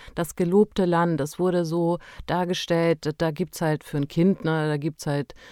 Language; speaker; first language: German; early bilingual, other home language; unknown